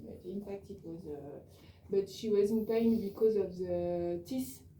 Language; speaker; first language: English; non-native, learner; French